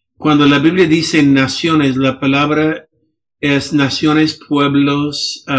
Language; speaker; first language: Spanish; non-native, fluent; English